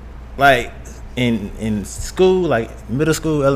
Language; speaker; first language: English; native; English